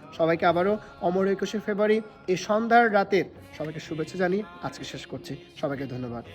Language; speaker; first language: Bangla; non-native, local second language; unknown